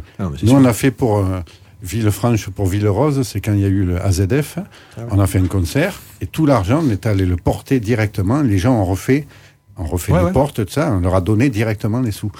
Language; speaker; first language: French; native; French